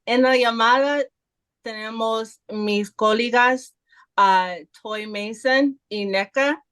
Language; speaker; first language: Spanish; non-native, learner; English